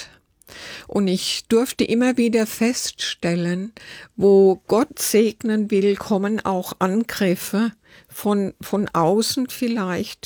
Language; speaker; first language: German; native; German